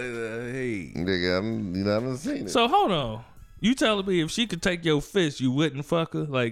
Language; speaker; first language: English; native; English